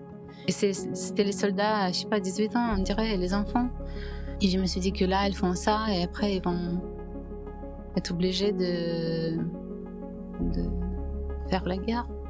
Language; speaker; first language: French; non-native, fluent; Ukrainian